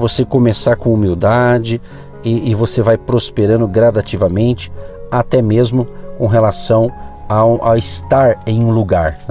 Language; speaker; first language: Portuguese; native; Portuguese